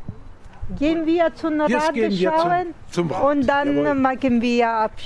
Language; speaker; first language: German; non-native, learner; Italian